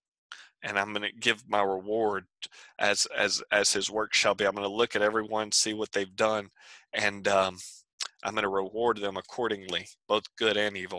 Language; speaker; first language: English; native; English